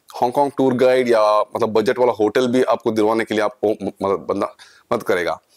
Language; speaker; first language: Hindi; non-native, local second language; Kannada